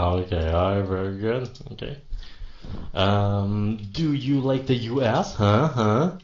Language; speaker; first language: English; non-native, fluent; Vietnamese